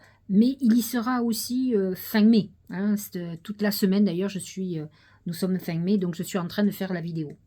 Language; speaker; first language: French; native; French